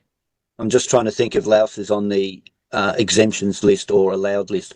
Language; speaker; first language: English; native; English